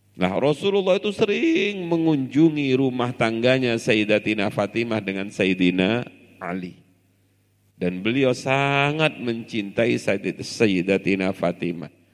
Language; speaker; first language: Indonesian; non-native, local second language; Javanese